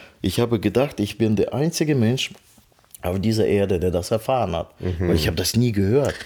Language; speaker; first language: German; non-native, fluent; Russian